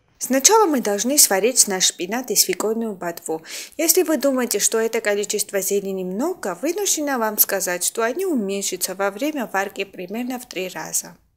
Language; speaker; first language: Russian; non-native, local second language; Georgian